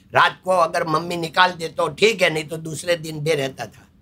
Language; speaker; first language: Hindi; non-native, local second language; Gujarati